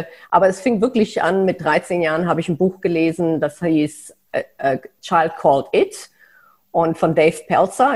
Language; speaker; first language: German; native; German